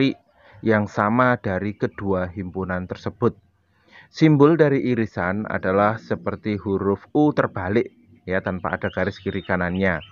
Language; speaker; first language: Indonesian; native; Indonesian